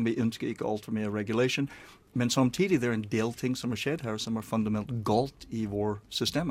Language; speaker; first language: Norwegian; non-native, learner; English